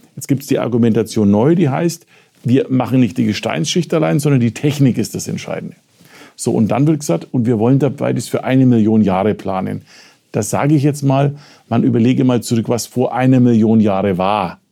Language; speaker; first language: German; native; German